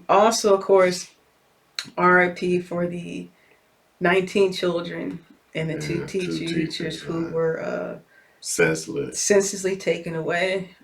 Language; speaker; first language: English; native; English